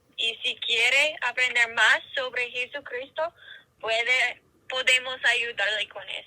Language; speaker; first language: Spanish; non-native, learner; English